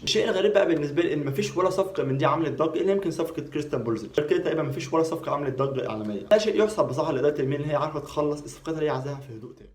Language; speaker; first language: Arabic; native; Arabic